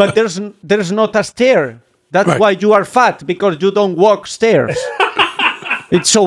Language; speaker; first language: English; non-native, fluent; Spanish